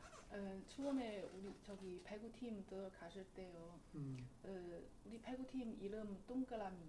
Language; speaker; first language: Korean; non-native, learner; Chinese